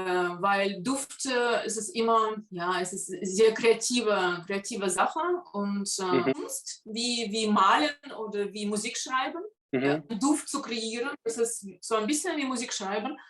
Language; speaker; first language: German; non-native, fluent; Russian